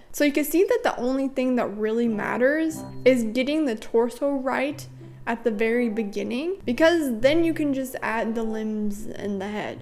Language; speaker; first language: English; native; English